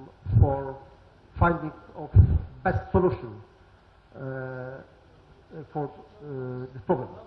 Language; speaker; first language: English; non-native, learner; Polish